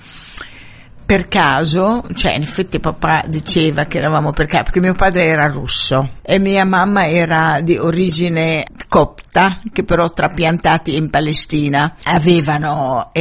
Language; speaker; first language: Italian; non-native, fluent; Arabic